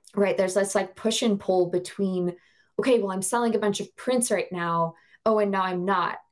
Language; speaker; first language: English; native; English